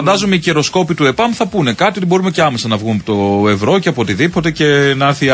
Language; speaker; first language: Greek; native; Greek